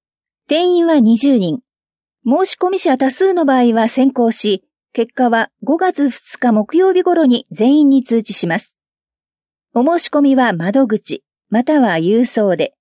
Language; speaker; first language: Japanese; native; Japanese